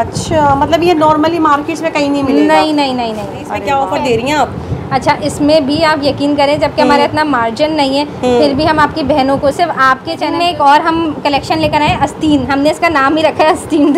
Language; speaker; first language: Urdu; native; Urdu